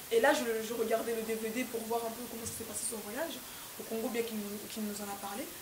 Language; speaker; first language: French; non-native, fluent; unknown